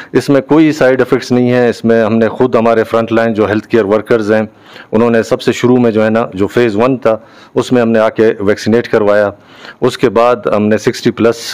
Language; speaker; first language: Urdu; non-native, local second language; Baluchi